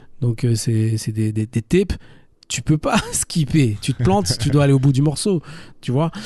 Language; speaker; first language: French; native; French